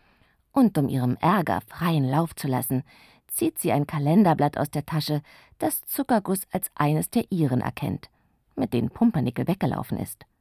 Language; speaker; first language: German; native; German